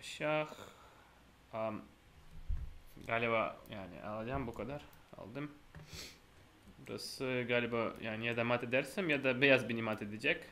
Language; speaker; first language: Turkish; non-native, fluent; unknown